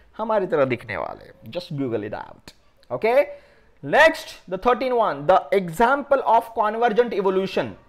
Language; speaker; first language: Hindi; non-native, local second language; Marathi